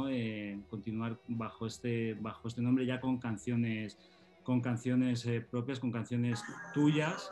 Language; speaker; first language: Spanish; native; Spanish